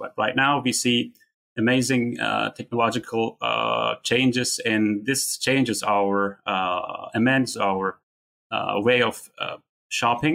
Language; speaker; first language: English; non-native, fluent; Turkish